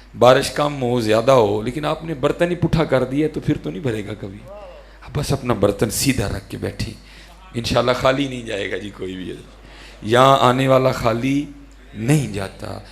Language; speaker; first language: Urdu; non-native, local second language; Punjabi